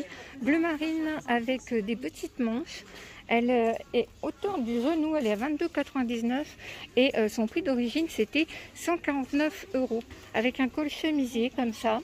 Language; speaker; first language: French; native; French